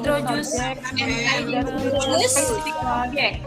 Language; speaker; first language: English; non-native, learner; Indonesian